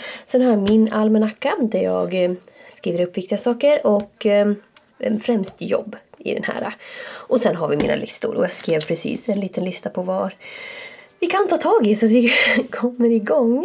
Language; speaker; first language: Swedish; native; Swedish